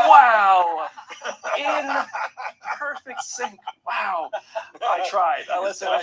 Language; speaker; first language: English; native; English